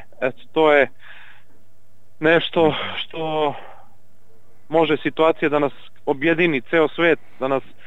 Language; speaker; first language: Bulgarian; non-native, learner; Serbian